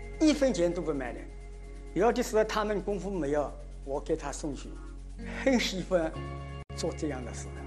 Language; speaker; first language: Chinese; non-native, local second language; Wu Chinese